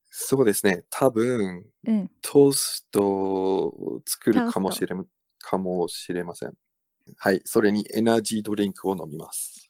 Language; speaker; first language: Japanese; non-native, fluent; English